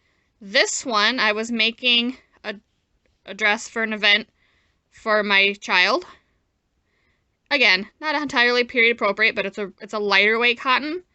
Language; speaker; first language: English; native; English